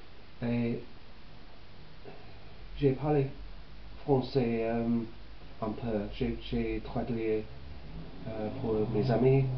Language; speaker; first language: French; non-native, learner; English